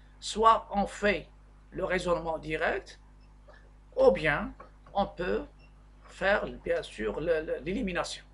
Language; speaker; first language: French; non-native, local second language; Arabic